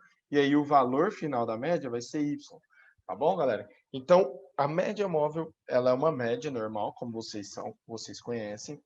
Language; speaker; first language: Portuguese; native; Portuguese